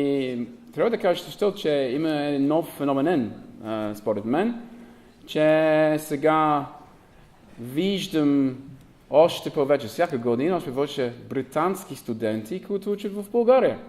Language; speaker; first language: Bulgarian; non-native, learner; English